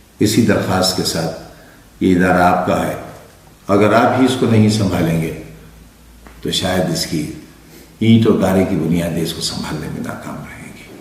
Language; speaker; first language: Urdu; native; Urdu